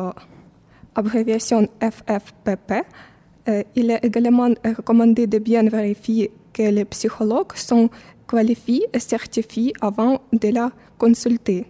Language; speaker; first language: French; non-native, fluent; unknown